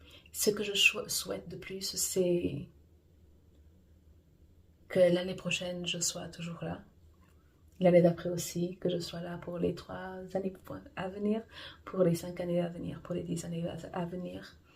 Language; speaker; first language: French; non-native, fluent; Portuguese